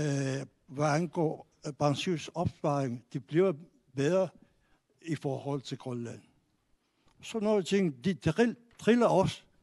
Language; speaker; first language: Danish; non-native, local second language; Kalaallisut